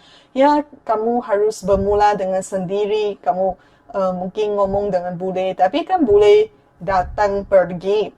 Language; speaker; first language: Indonesian; non-native, fluent; Chinese